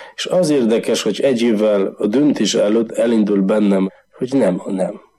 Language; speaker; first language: Hungarian; non-native, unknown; Polish